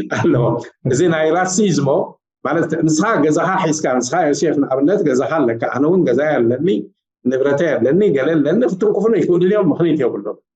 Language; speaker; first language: Tigrinya; native; Tigrinya